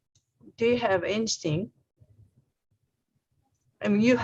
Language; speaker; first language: English; non-native, learner; Japanese